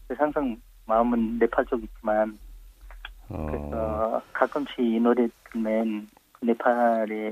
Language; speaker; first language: Korean; non-native, fluent; Nepali